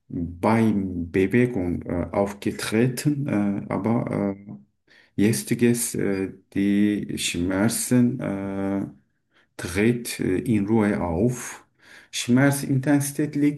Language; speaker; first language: German; non-native, learner; Turkish